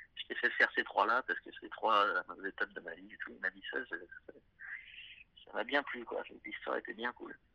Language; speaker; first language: French; native; French